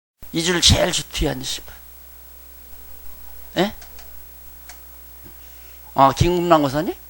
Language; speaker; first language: Korean; native; Korean